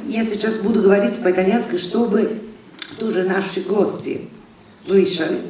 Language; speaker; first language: Russian; non-native, fluent; Italian